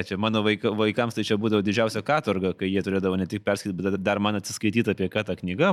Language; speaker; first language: Lithuanian; native; Lithuanian